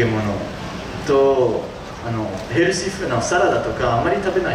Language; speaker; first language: Japanese; early bilingual, heritage; Japanese